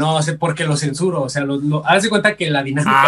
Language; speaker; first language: Spanish; native; Spanish